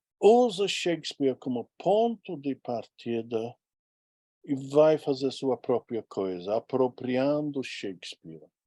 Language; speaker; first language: Portuguese; non-native, fluent; English